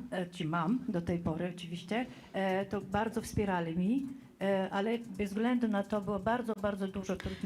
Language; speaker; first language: Polish; non-native, fluent; Tajik